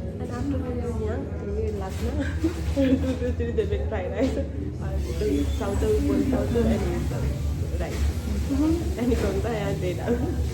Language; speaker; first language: English; non-native, learner; Tibetan